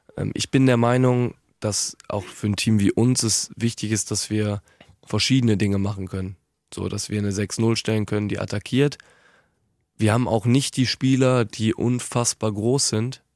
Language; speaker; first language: German; native; German